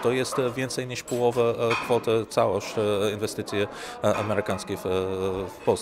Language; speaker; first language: Polish; non-native, learner; English